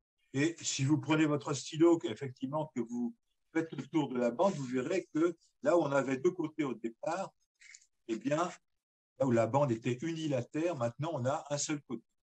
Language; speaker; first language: French; native; French